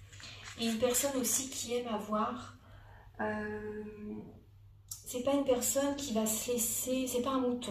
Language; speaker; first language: French; native; French